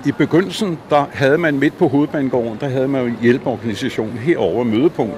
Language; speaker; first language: Danish; native; Danish